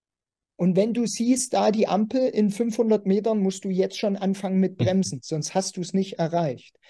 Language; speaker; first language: German; native; German